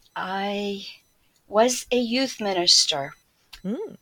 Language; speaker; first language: English; early bilingual, other home language; Polish